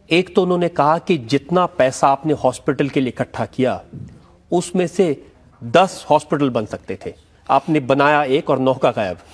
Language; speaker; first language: Urdu; native; Urdu